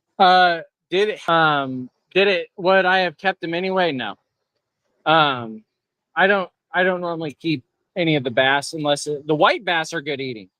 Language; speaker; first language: English; native; English